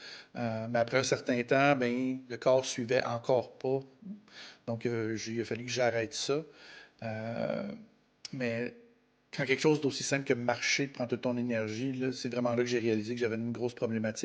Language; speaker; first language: French; native; French